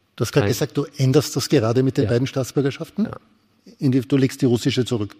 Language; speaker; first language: German; native; German